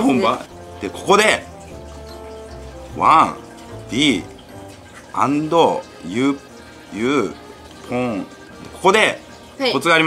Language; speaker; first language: Japanese; native; Japanese